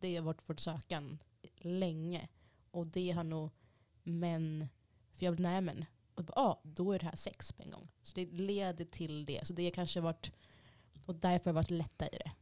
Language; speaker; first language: Swedish; early bilingual, other home language; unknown